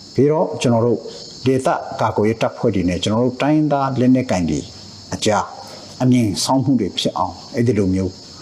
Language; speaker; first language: Burmese; non-native, local second language; Hakha Chin